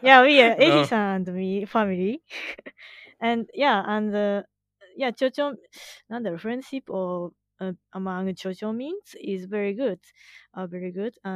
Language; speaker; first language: English; non-native, learner; Japanese